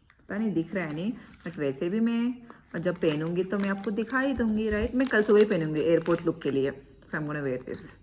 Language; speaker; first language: Hindi; non-native, local second language; Kannada